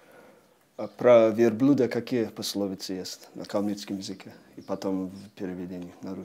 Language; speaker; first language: Russian; non-native, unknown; English